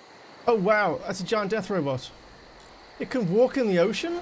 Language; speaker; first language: English; native; English